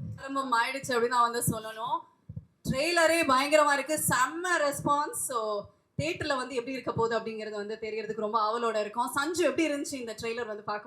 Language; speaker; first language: Tamil; native; Tamil